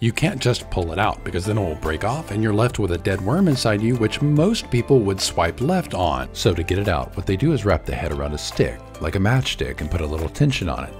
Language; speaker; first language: English; native; English